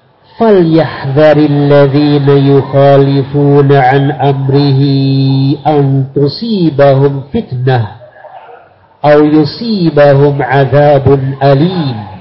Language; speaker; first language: Arabic; non-native, fluent; Indonesian